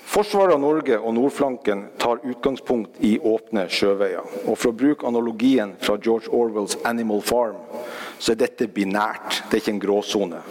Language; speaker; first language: Norwegian; native; Norwegian